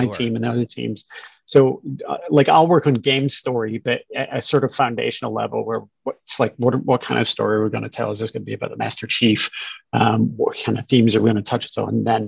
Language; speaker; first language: English; native; English